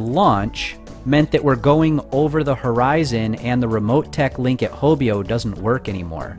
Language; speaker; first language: English; native; English